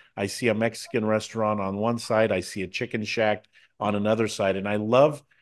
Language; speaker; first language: English; native; English